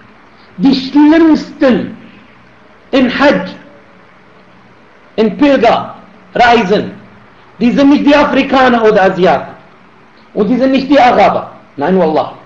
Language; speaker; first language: German; non-native, fluent; Arabic